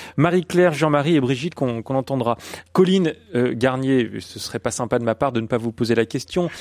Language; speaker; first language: French; native; French